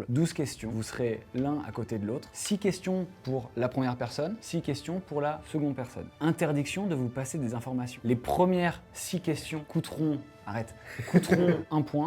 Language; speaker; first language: French; native; French